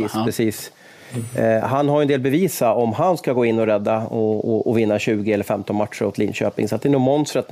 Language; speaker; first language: Swedish; native; Swedish